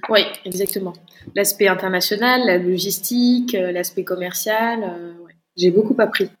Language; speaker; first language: French; native; French